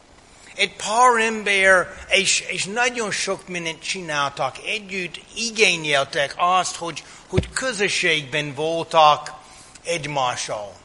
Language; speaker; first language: Hungarian; non-native, fluent; English